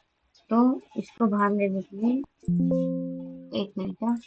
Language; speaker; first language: Hindi; native; Hindi